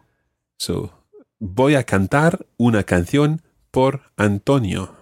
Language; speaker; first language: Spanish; non-native, fluent; English